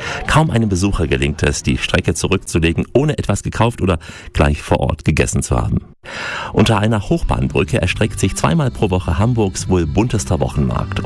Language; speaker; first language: German; native; German